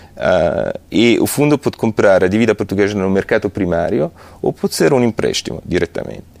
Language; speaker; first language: Portuguese; non-native, fluent; Italian